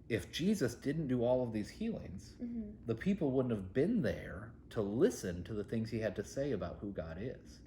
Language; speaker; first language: English; native; English